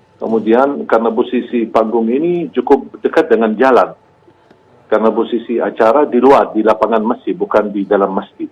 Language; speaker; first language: Malay; non-native, fluent; Arabic